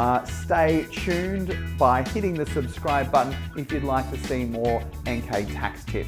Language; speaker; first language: English; native; English